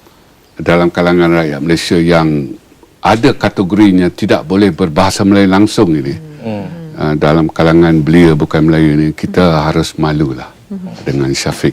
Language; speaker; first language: Malay; native; Malay